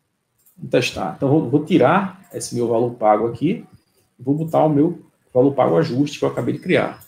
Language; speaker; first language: Portuguese; native; Portuguese